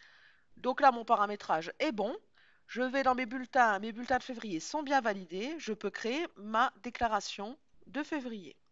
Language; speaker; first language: French; native; French